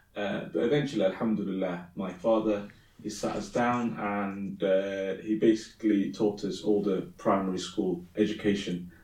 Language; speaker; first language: English; early bilingual, other home language; Somali